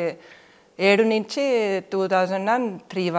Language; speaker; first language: Telugu; non-native, fluent; Finnish